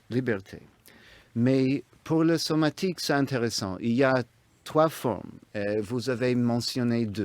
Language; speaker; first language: French; non-native, fluent; English